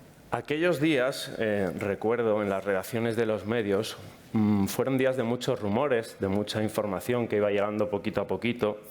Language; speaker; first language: Spanish; native; Spanish